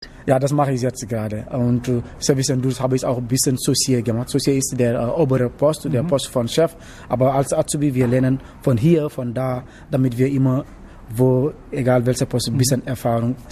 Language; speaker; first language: German; non-native, learner; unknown